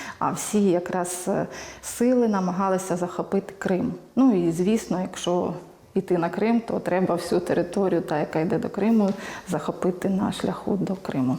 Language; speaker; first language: Ukrainian; native; Ukrainian